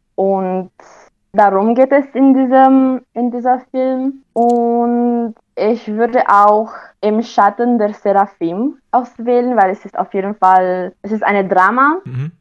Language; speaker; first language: German; non-native, fluent; Romanian